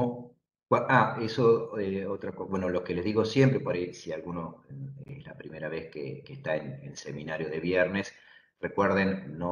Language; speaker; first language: Spanish; native; Spanish